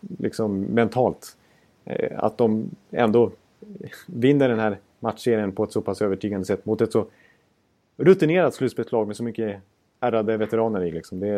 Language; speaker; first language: Swedish; native; Swedish